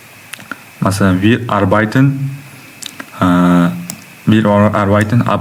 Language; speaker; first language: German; non-native, learner; Uzbek